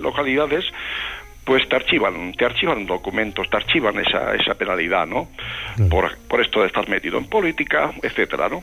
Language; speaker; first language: Spanish; native; Spanish